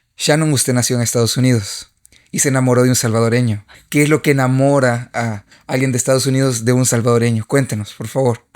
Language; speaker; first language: Spanish; native; Spanish